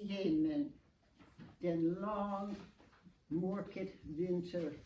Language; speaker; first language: Swedish; non-native, learner; English